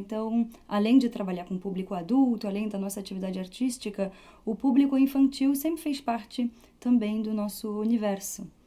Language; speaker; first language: Portuguese; early bilingual, heritage; Portuguese